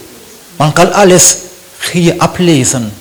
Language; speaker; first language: German; non-native, learner; French